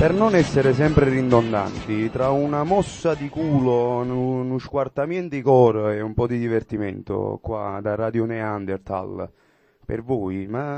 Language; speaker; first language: Italian; native; Italian